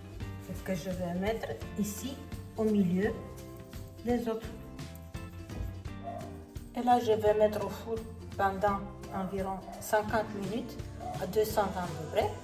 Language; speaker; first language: French; non-native, fluent; Romanian